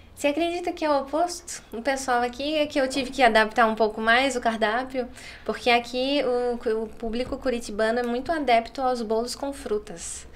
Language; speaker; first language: Portuguese; native; Portuguese